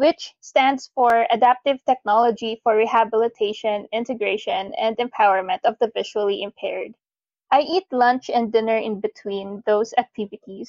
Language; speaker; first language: English; non-native, local second language; Filipino